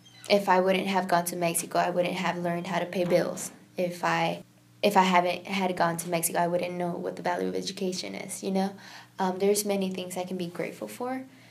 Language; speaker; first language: English; native; English